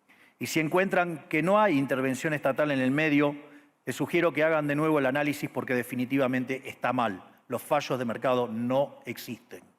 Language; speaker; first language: Spanish; native; Spanish